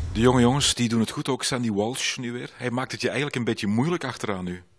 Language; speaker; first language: Dutch; native; Dutch